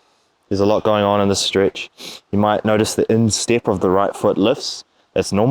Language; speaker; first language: English; native; English